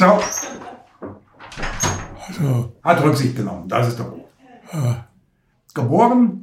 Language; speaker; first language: German; native; German